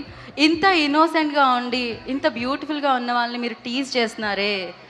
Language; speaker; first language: Telugu; native; Telugu